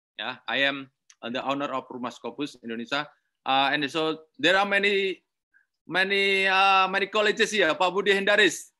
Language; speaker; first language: English; non-native, learner; Indonesian